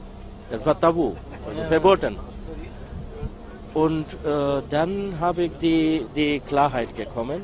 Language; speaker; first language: German; non-native, learner; Bangla